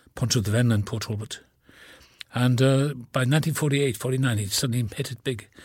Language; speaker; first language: English; native; English